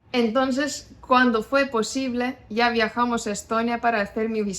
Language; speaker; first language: Spanish; non-native, fluent; Estonian